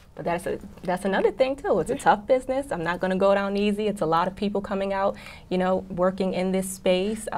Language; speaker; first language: English; native; English